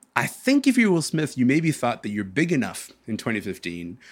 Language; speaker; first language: English; early bilingual, other home language; Arabic